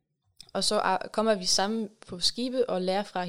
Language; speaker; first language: Danish; non-native, fluent; German